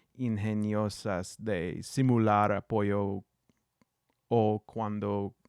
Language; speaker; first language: Spanish; non-native, learner; English